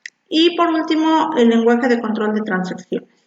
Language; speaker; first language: Spanish; native; Spanish